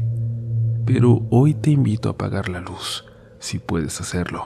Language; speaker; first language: Spanish; native; Spanish